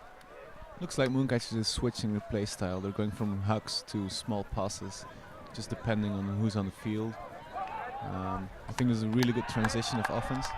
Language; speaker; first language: English; non-native, fluent; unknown